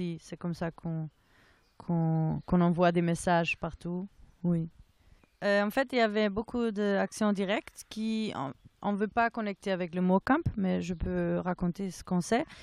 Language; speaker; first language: French; non-native, fluent; German